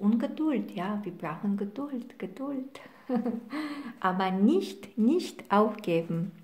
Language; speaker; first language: German; non-native, fluent; Polish